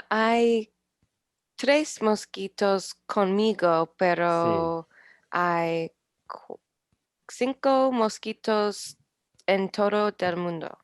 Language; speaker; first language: Spanish; non-native, learner; English